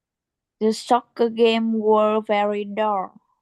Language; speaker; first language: English; non-native, learner; Vietnamese